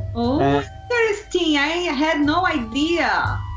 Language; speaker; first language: English; non-native, learner; Portuguese